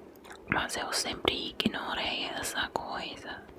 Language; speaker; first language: Portuguese; non-native, fluent; Italian